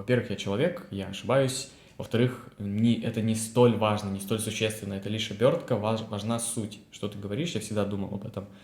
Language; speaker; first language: Russian; native; Russian